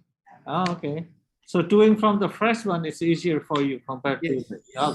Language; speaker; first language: English; non-native, learner; Indonesian